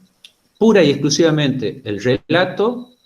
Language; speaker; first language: Spanish; native; Spanish